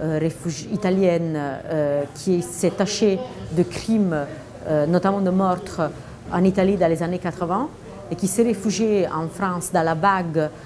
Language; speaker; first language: French; non-native, fluent; Italian